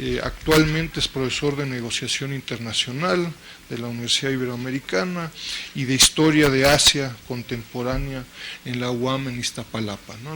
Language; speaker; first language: Spanish; native; Spanish